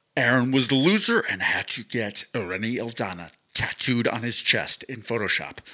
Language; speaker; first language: English; native; English